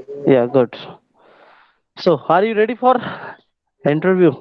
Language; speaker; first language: English; non-native, local second language; Hindi